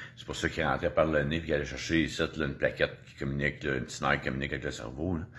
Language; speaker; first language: French; native; French